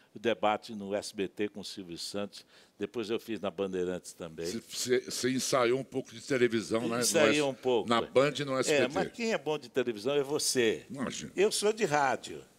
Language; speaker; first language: Portuguese; native; Portuguese